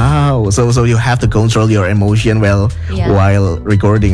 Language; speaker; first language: English; non-native, learner; Indonesian